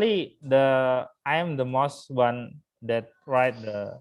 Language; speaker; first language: English; non-native, fluent; Indonesian